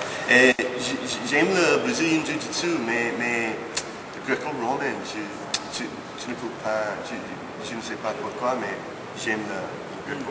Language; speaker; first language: French; non-native, learner; English